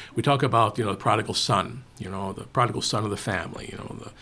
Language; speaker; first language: English; native; English